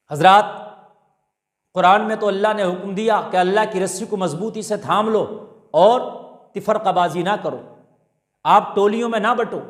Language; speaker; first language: Urdu; native; Urdu